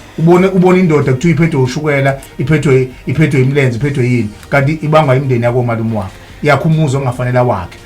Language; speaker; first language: Zulu; native; Zulu